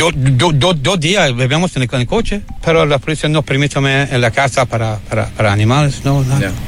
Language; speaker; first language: Spanish; non-native, learner; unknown